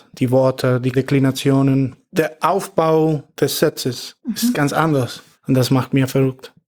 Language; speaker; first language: German; non-native, fluent; Spanish